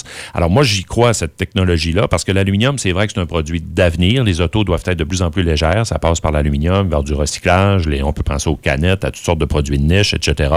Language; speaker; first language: French; native; French